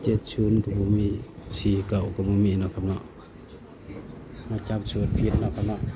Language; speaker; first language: Thai; non-native, local second language; Lao